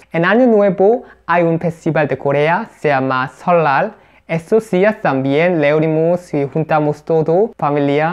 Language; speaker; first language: Spanish; non-native, learner; Korean